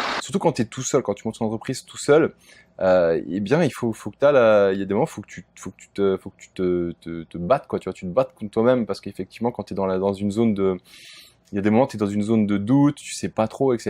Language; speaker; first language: French; native; French